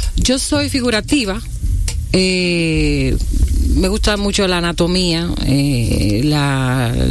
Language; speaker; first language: Spanish; native; Spanish